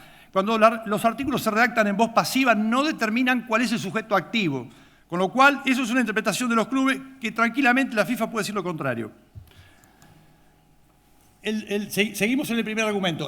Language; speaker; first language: Spanish; native; Spanish